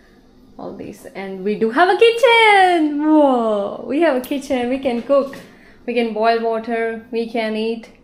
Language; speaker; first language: English; non-native, local second language; Hindi